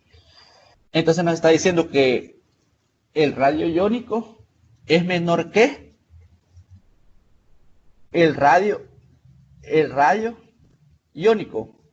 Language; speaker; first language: Spanish; native; Spanish